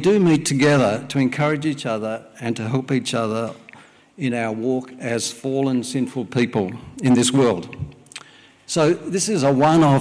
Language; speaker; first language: English; early bilingual, other home language; Welsh